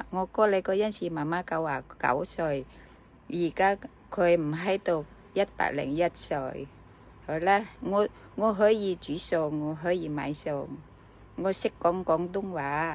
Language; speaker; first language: Cantonese; non-native, learner; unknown